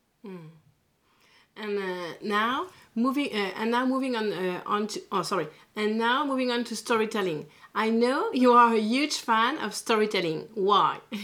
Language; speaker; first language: English; non-native, learner; French